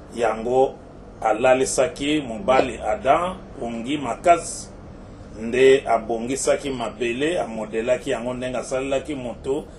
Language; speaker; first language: Lingala; native; Lingala